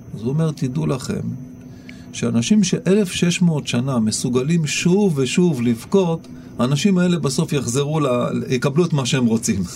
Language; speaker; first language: Hebrew; native; Hebrew